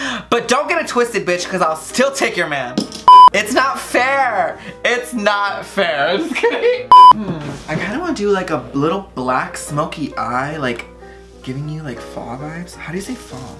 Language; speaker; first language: English; early bilingual, other home language; Spanish